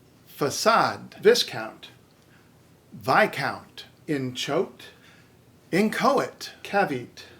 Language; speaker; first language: English; native; English